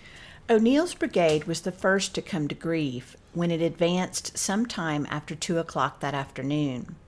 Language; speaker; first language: English; native; English